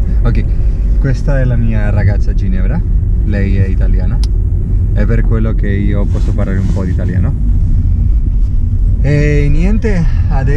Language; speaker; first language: Italian; non-native, fluent; Spanish